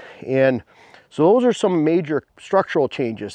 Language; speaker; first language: English; native; English